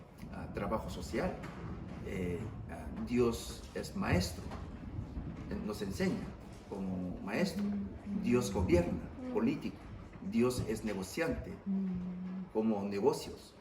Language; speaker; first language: Spanish; non-native, fluent; English